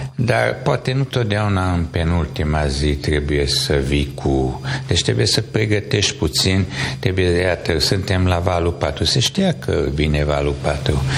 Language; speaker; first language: Romanian; non-native, local second language; Hungarian